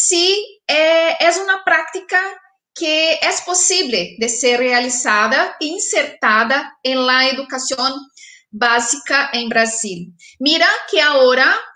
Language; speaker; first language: Spanish; non-native, fluent; Portuguese